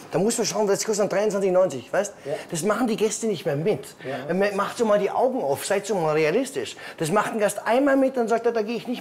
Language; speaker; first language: German; native; German